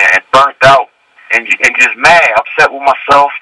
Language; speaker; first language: English; native; English